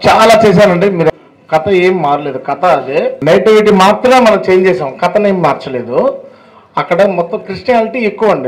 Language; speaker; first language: Telugu; native; Telugu